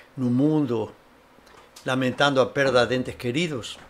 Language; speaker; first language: Portuguese; non-native, fluent; Spanish